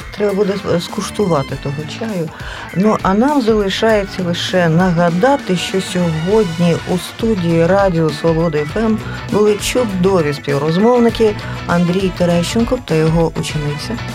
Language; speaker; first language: Ukrainian; native; Ukrainian